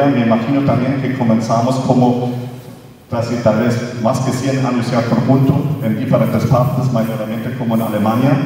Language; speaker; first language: Spanish; non-native, fluent; German